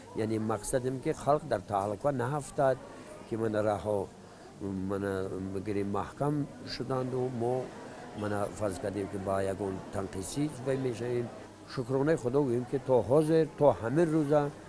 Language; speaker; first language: Tajik; native; Tajik